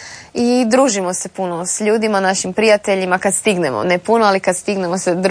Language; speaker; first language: Serbian; native; Serbian